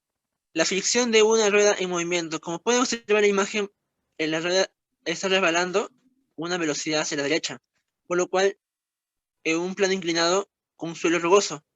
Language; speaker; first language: Spanish; native; Spanish